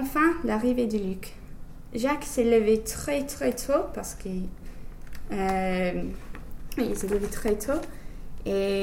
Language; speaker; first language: French; non-native, learner; English